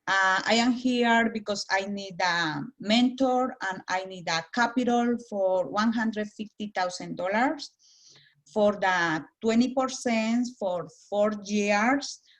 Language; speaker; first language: English; non-native, learner; Spanish